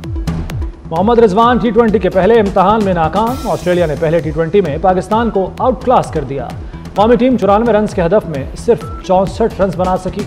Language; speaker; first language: Urdu; native; Urdu